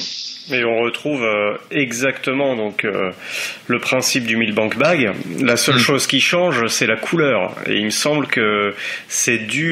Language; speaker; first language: French; native; French